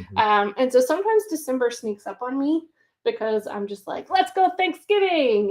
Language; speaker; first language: English; native; English